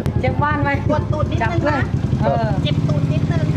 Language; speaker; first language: Thai; native; Thai